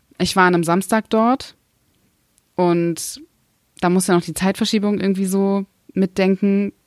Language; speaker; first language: German; early bilingual, other home language; Kurdish